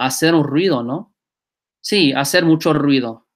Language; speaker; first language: Spanish; non-native, fluent; English